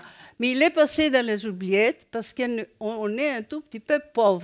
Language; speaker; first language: French; non-native, fluent; Greek